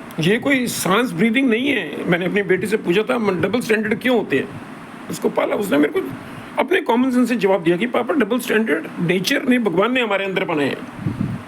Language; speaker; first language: Hindi; non-native, local second language; Saraiki